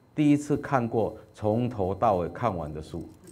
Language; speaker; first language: Chinese; native; Chinese